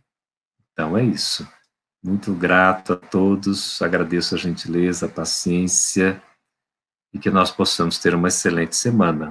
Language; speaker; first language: Portuguese; native; Portuguese